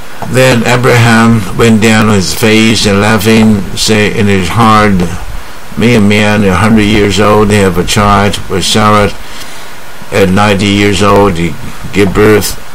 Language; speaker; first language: English; non-native, fluent; Chinese